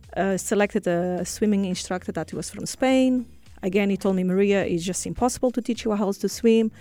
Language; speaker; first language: English; non-native, fluent; Portuguese